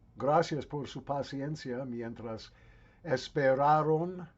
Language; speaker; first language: Spanish; non-native, learner; English